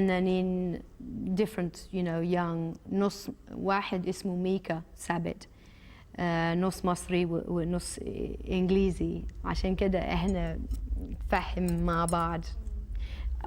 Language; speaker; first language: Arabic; early bilingual, heritage; Arabic